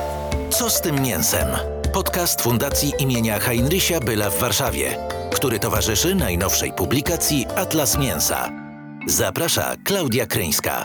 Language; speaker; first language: Polish; native; Polish